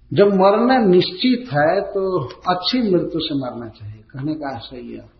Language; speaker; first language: Hindi; native; Hindi